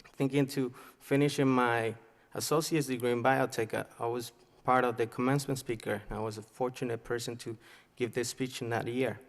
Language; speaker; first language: English; non-native, fluent; Spanish